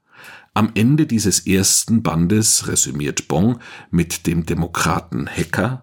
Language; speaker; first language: German; native; German